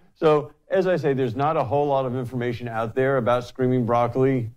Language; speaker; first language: English; native; English